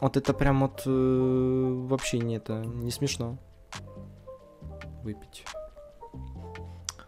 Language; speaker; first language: Russian; native; Russian